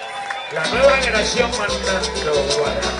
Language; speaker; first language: Spanish; native; Spanish